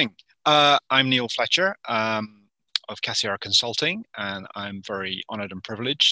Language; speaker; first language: English; native; English